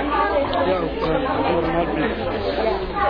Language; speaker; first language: Dutch; non-native, learner; Kurdish